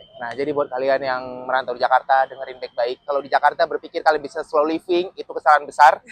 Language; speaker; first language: Indonesian; native; Indonesian